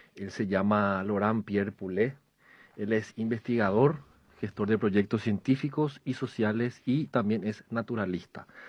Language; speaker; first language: Spanish; native; Spanish